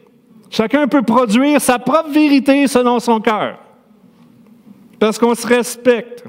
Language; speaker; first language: French; native; French